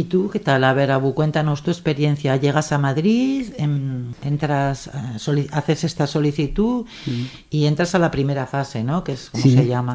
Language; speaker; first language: Spanish; native; Spanish